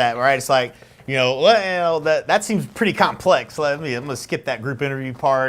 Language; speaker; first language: English; native; English